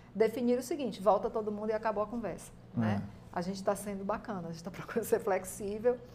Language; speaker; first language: Portuguese; native; Portuguese